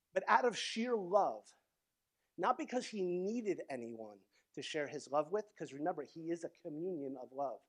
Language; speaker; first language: English; native; English